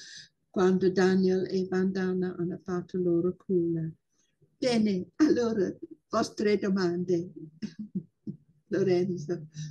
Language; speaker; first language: Italian; non-native, fluent; English